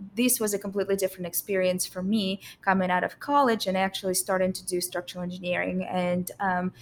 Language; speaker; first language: English; non-native, fluent; Russian